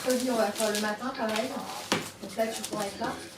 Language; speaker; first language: French; native; French